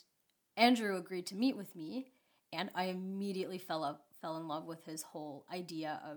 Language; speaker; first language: English; native; English